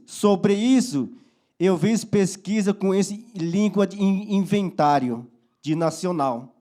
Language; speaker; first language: Portuguese; non-native, local second language; Yanomámi